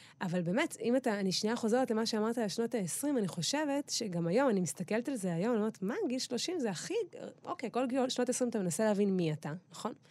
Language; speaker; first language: Hebrew; native; Hebrew